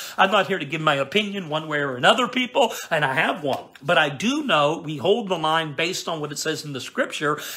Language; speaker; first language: English; native; English